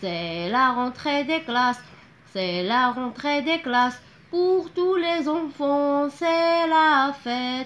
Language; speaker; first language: French; non-native, local second language; Arabic